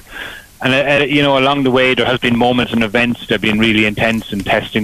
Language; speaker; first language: English; native; English